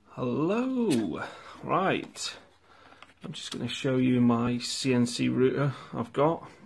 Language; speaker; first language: English; native; English